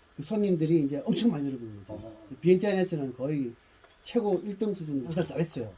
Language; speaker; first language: Korean; native; Korean